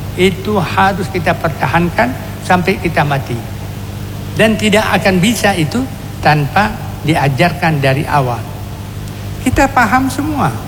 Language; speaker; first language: Indonesian; non-native, local second language; Achinese